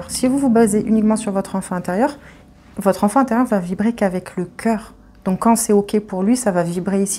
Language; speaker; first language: French; native; French